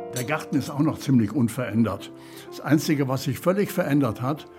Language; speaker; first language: German; native; German